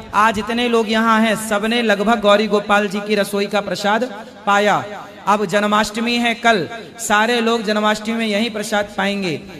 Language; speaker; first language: Hindi; native; Hindi